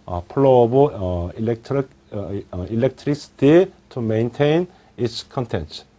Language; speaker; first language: English; non-native, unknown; Korean